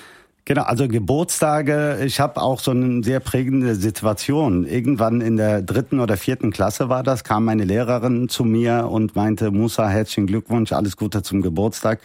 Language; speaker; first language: German; early bilingual, other home language; Turkish